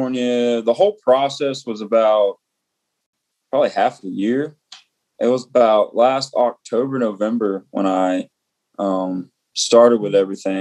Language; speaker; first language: English; native; English